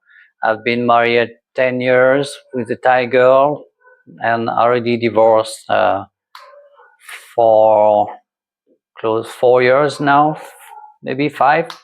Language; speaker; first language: English; non-native, learner; French